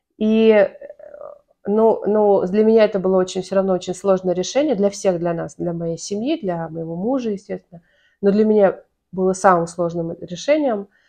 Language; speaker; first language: Russian; native; Russian